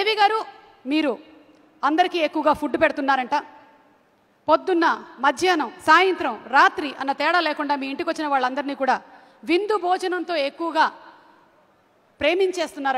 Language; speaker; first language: Telugu; native; Telugu